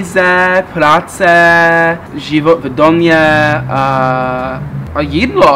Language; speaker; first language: Czech; early bilingual, heritage; English